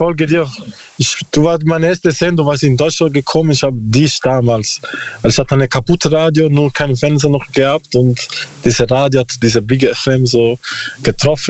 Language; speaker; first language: German; non-native, learner; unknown